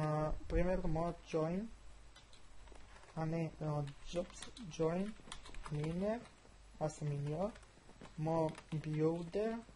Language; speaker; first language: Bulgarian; native; Bulgarian